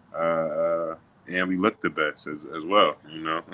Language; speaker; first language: English; native; English